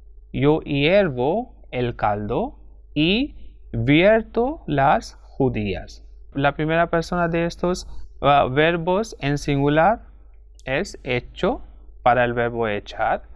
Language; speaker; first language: Spanish; non-native, fluent; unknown